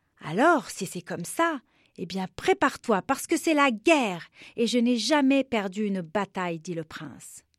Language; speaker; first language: French; non-native, local second language; Arabic